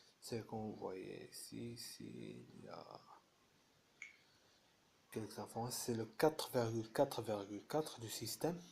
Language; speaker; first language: French; non-native, fluent; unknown